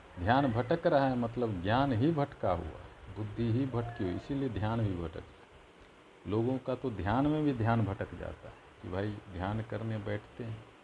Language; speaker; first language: Hindi; native; Hindi